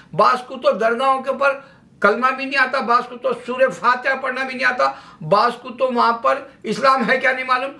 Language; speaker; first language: Urdu; native; Urdu